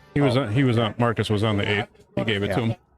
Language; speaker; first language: English; native; English